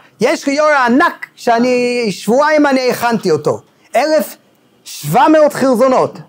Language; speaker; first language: Hebrew; non-native, fluent; English